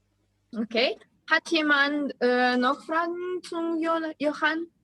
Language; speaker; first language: German; non-native, learner; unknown